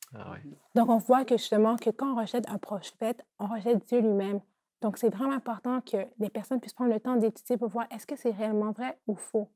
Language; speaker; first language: French; native; French